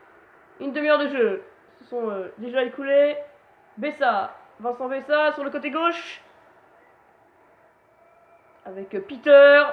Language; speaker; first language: French; native; French